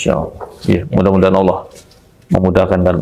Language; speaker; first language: Malay; native; Malay